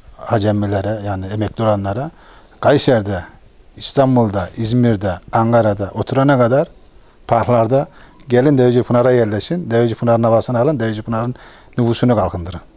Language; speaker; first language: Turkish; native; Turkish